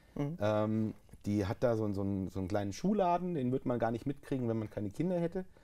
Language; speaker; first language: German; native; German